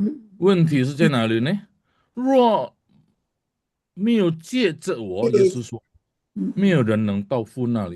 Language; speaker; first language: Chinese; non-native, fluent; Indonesian